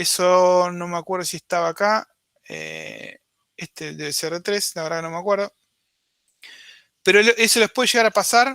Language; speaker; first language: Spanish; native; Spanish